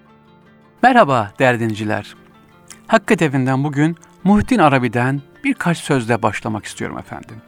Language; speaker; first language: Turkish; native; Turkish